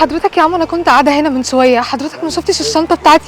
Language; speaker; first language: Arabic; native; Arabic